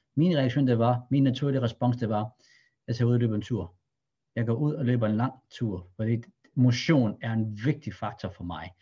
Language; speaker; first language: Danish; early bilingual, other home language; Arabic